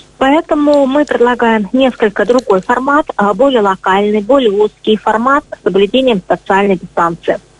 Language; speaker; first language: Russian; native; Russian